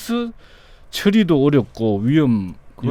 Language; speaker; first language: Korean; native; Korean